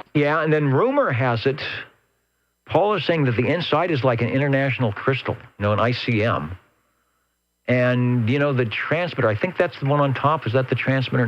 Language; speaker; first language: English; native; English